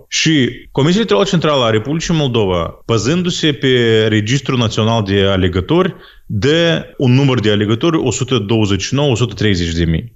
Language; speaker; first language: Romanian; non-native, local second language; Gagauz